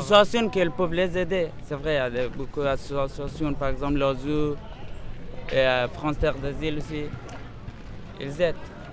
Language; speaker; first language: French; non-native, fluent; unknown